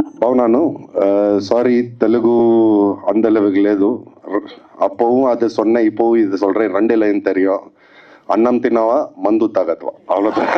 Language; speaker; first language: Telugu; non-native, learner; Tamil